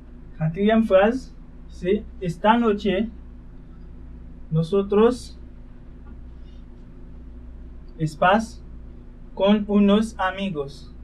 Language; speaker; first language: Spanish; non-native, fluent; Haitian Creole